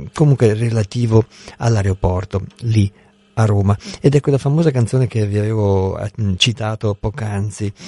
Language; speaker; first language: Italian; non-native, fluent; Portuguese